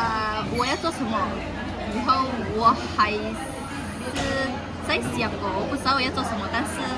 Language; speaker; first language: Chinese; non-native, local second language; Malay